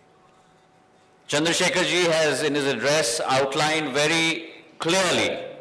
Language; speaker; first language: English; non-native, local second language; Hindi